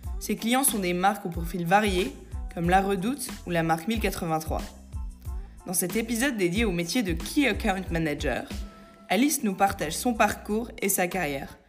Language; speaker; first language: French; native; French